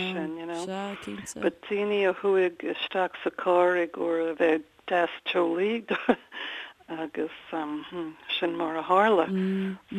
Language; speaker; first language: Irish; non-native, local second language; English